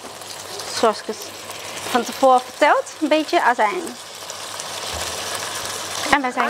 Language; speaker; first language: Dutch; non-native, fluent; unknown